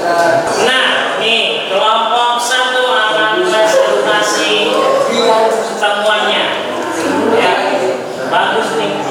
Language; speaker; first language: Indonesian; native; Indonesian